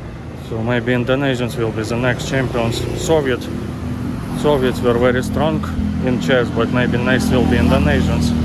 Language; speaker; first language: English; non-native, fluent; Russian